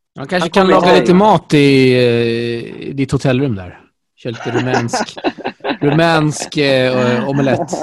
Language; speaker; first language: Swedish; native; Swedish